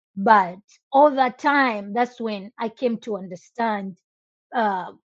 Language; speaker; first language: English; non-native, local second language; Nyanja